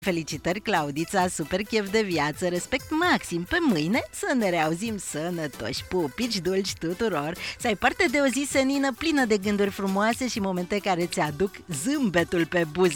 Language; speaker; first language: Romanian; native; Romanian